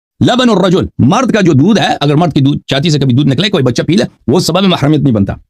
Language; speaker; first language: Urdu; non-native, fluent; Persian